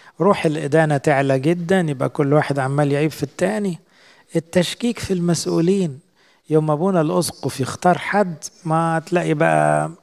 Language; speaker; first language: Arabic; native; Arabic